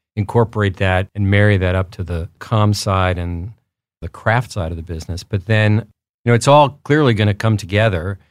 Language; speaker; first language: English; early bilingual, other home language; Spanish